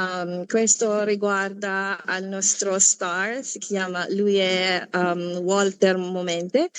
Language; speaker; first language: Italian; non-native, fluent; Filipino